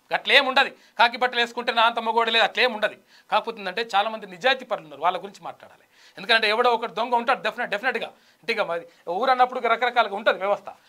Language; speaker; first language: Telugu; native; Telugu